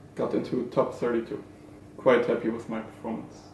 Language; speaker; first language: English; non-native, fluent; German